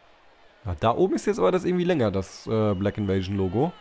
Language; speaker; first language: German; native; German